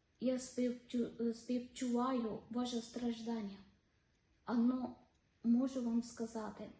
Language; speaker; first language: Ukrainian; non-native, learner; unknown